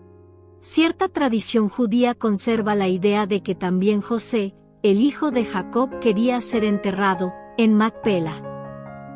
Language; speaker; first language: Spanish; native; Spanish